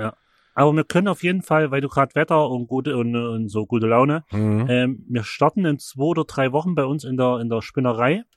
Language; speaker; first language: German; native; German